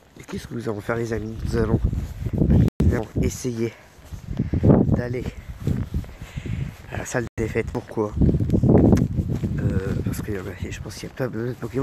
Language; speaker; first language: French; native; French